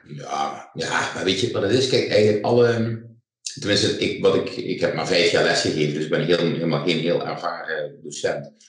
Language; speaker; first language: Dutch; native; Dutch